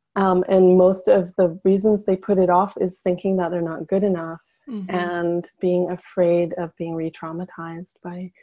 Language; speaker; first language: English; native; English